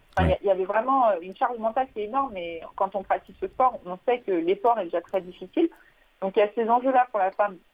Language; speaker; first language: French; native; French